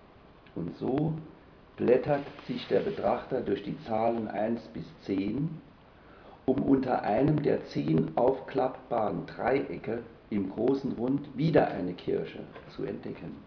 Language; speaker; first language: German; native; German